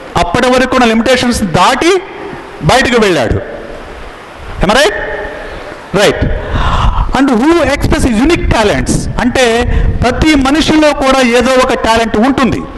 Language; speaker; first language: Telugu; native; Telugu